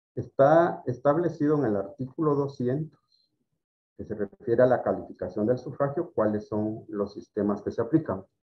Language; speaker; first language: Spanish; native; Spanish